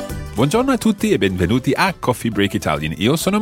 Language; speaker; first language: Italian; non-native, fluent; English